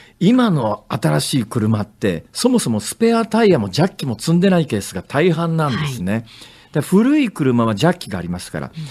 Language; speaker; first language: Japanese; native; Japanese